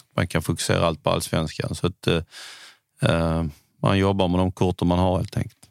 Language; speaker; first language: Swedish; native; Swedish